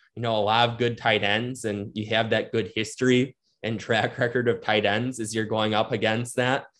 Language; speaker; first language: English; native; English